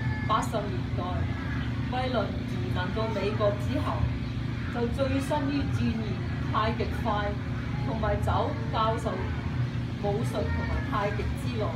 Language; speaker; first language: Cantonese; native; Cantonese